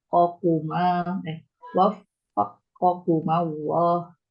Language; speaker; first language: Arabic; non-native, learner; Indonesian